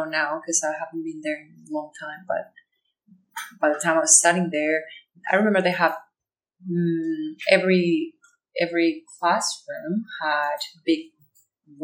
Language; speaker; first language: English; non-native, fluent; Spanish